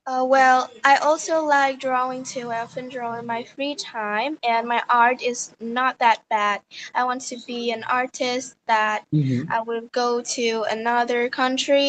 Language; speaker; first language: English; non-native, learner; Vietnamese